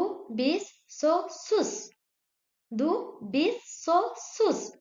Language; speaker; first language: German; non-native, learner; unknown